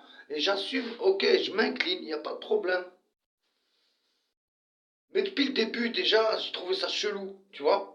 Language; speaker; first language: French; early bilingual, other home language; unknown